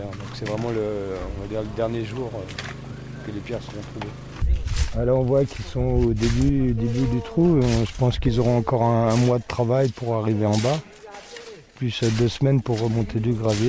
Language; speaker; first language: French; native; French